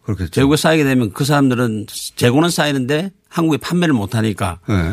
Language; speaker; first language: Korean; native; Korean